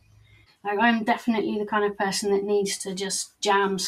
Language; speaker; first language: English; native; English